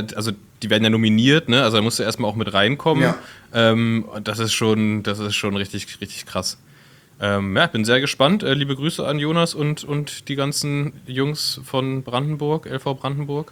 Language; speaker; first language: German; native; German